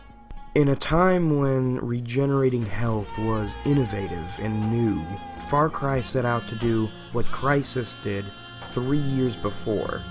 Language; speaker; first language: English; native; English